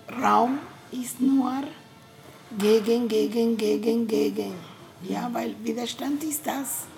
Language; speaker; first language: German; non-native, learner; Spanish